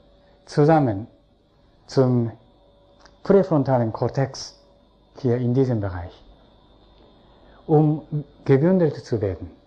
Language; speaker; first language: German; non-native, fluent; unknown